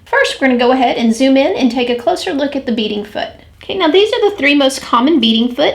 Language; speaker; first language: English; native; English